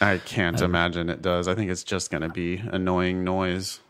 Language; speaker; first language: English; native; English